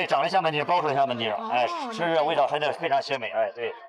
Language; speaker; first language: Chinese; native; Chinese